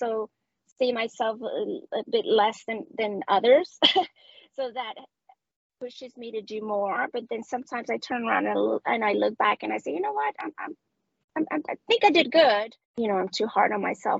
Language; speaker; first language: English; non-native, fluent; Spanish